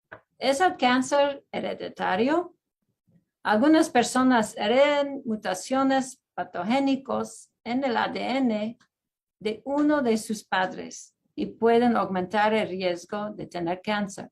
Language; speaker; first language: Spanish; non-native, fluent; English